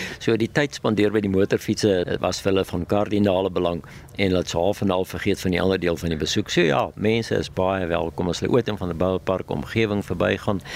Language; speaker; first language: Afrikaans; native; Afrikaans